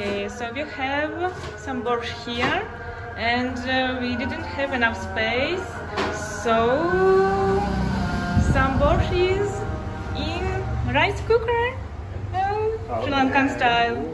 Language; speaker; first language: English; non-native, fluent; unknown